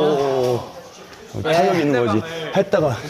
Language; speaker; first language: Korean; native; Korean